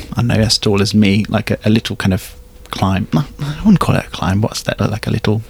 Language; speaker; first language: English; non-native, fluent; Hungarian